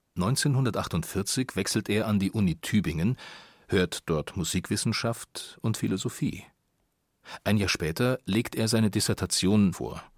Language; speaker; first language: German; native; German